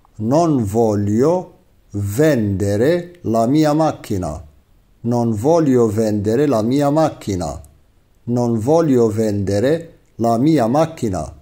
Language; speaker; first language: Italian; non-native, fluent; Arabic